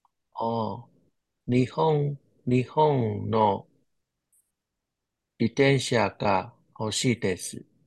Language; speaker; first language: Japanese; non-native, learner; Chinese